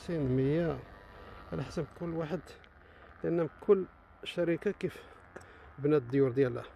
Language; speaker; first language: Arabic; native; Arabic